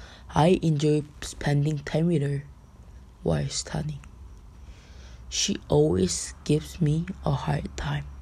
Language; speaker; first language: English; non-native, learner; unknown